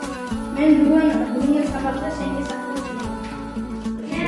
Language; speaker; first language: Kazakh; non-native, learner; Uzbek